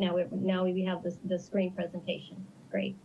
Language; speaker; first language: English; native; English